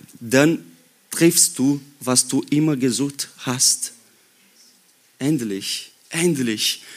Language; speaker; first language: German; non-native, learner; Portuguese